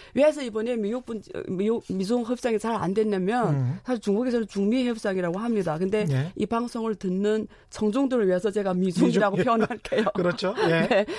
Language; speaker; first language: Korean; early bilingual, heritage; Korean